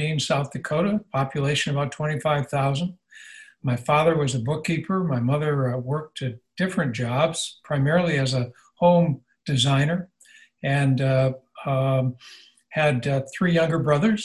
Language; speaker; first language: English; native; English